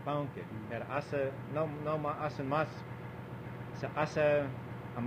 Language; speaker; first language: Spanish; non-native, learner; English